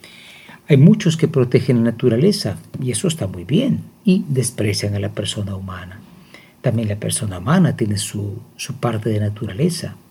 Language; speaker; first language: Spanish; native; Spanish